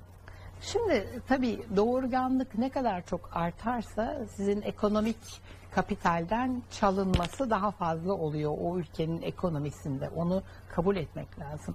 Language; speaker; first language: Turkish; native; Turkish